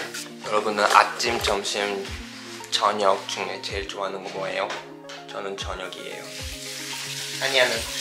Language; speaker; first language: Korean; non-native, fluent; Japanese